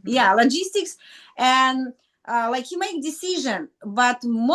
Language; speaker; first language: English; non-native, learner; Russian